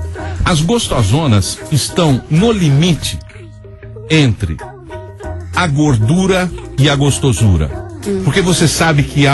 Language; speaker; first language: Portuguese; native; Portuguese